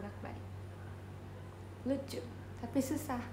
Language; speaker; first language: Indonesian; non-native, learner; Japanese